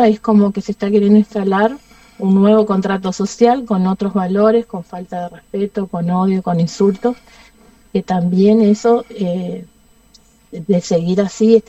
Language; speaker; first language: Spanish; native; Spanish